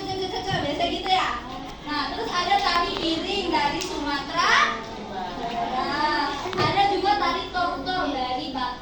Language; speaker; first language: Indonesian; native; Indonesian